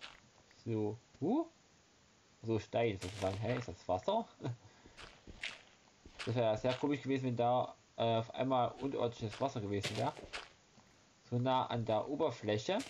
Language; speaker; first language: German; native; German